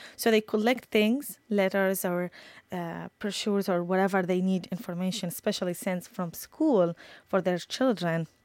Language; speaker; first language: English; non-native, fluent; Arabic